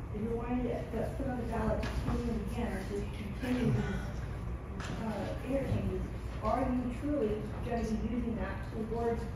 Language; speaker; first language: English; native; English